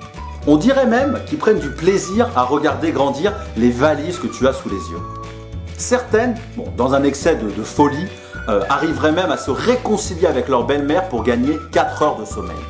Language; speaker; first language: French; native; French